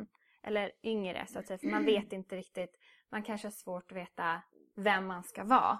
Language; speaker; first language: Swedish; native; Swedish